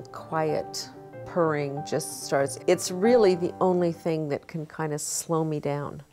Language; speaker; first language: English; native; English